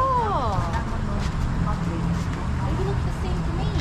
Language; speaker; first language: English; native; English